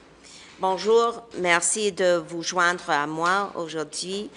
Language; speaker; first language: French; non-native, local second language; English